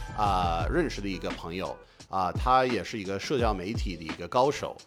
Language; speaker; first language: Chinese; non-native, fluent; English